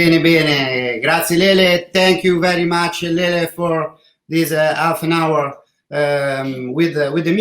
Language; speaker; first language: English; non-native, learner; Italian